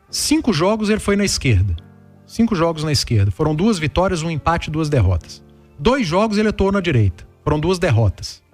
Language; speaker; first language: Portuguese; native; Portuguese